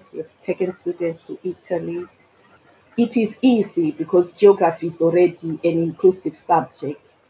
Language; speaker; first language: English; non-native, local second language; Shona